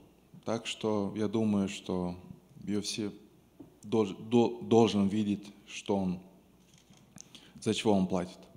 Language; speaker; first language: Russian; non-native, local second language; Romanian